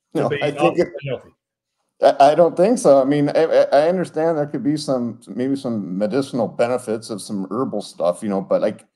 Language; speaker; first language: English; native; English